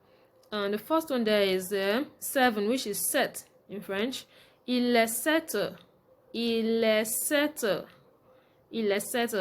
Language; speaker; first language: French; non-native, fluent; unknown